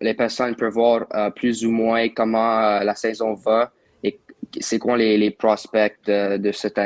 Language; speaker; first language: French; non-native, local second language; English